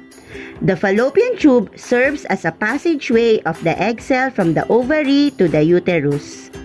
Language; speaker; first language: English; non-native, local second language; Filipino